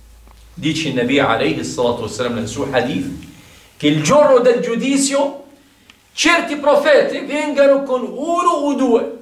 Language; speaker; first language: Italian; non-native, fluent; Arabic